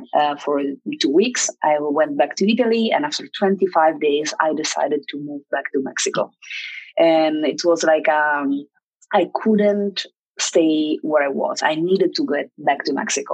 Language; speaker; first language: English; non-native, fluent; Italian